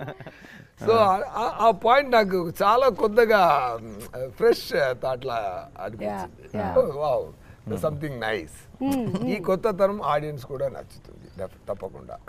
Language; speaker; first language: Telugu; non-native, learner; Tamil